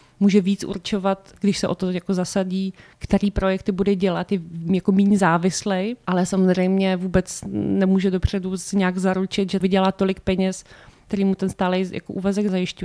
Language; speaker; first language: Czech; native; Czech